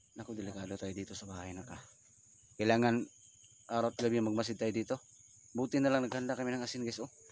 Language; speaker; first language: Filipino; non-native, local second language; Cebuano